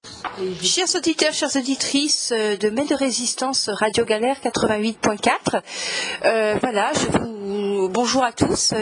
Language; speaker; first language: French; native; French